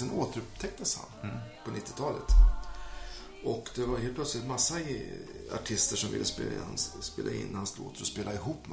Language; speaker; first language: Swedish; native; Swedish